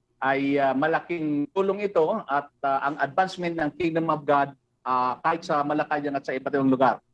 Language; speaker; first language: Filipino; non-native, local second language; Waray